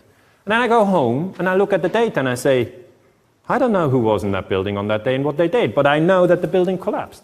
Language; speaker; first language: English; non-native, fluent; German